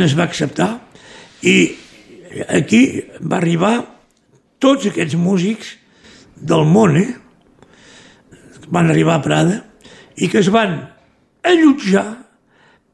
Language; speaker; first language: Catalan; native; Catalan